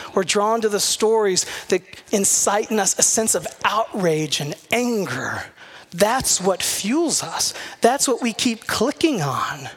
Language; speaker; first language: English; native; English